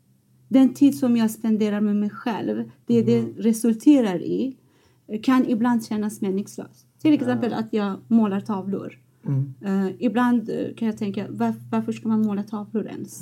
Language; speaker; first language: Swedish; non-native, fluent; Persian